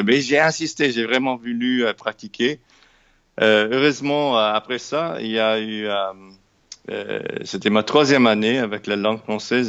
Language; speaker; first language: French; non-native, fluent; English